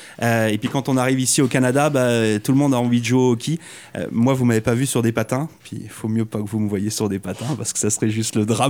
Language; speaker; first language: French; native; French